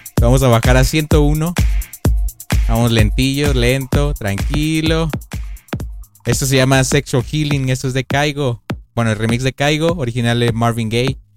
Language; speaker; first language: Spanish; native; Spanish